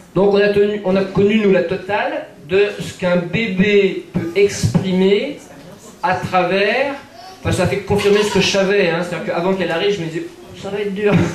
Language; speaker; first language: French; native; French